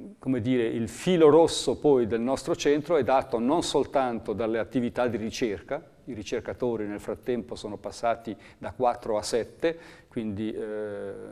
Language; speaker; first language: Italian; native; Italian